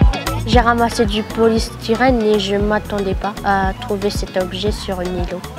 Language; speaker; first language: French; non-native, local second language; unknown